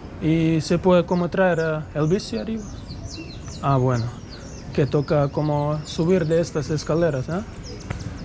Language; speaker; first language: Spanish; non-native, learner; Croatian